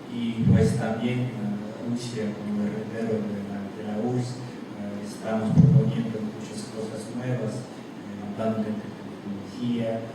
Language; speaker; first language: Spanish; non-native, fluent; Russian